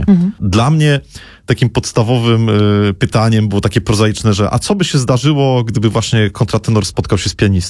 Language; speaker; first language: Polish; native; Polish